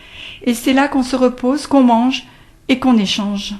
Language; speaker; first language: French; native; French